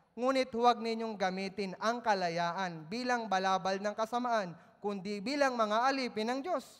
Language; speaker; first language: Filipino; native; Filipino